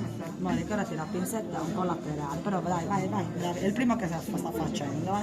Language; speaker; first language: Italian; native; Italian